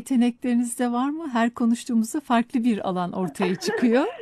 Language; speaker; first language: Turkish; native; Turkish